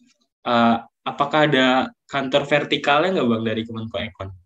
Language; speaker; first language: Indonesian; native; Indonesian